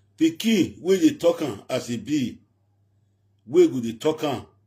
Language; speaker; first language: Nigerian Pidgin; native; Nigerian Pidgin